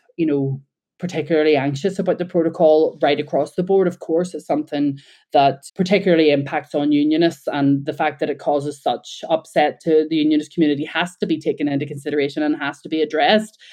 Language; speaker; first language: English; native; English